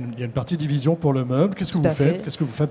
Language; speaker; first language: French; native; French